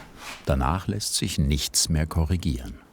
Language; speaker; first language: German; native; German